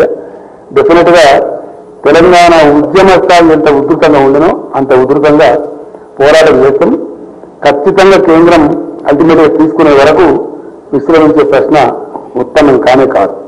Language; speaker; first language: Telugu; native; Telugu